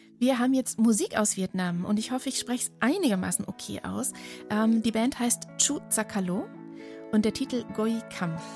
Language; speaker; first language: German; native; German